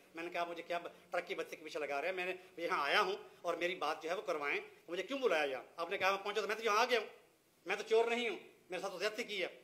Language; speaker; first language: Urdu; non-native, local second language; Punjabi